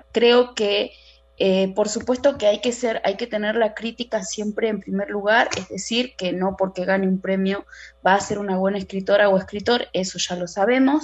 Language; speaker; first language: Spanish; native; Spanish